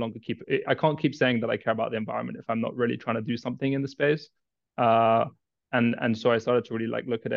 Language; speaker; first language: English; native; English